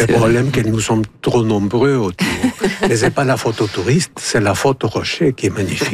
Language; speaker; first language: French; non-native, fluent; Spanish